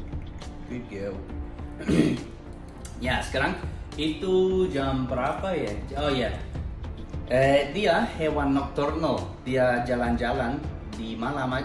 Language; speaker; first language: Indonesian; non-native, learner; English